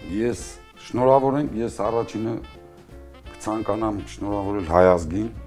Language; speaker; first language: Armenian; native; Armenian